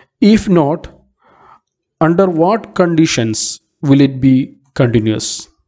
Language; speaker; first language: English; non-native, local second language; Malayalam